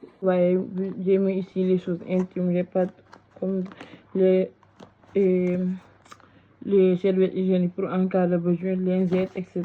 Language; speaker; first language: French; non-native, fluent; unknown